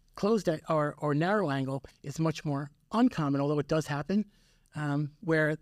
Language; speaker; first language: English; native; English